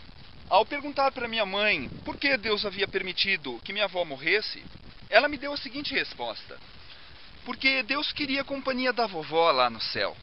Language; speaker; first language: Portuguese; native; Portuguese